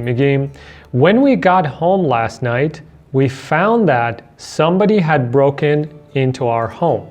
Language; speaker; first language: English; non-native, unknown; Persian